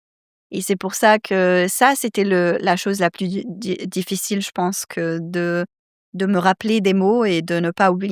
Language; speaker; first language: French; non-native, fluent; Serbian